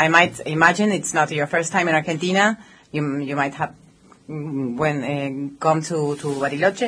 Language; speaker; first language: English; non-native, fluent; Spanish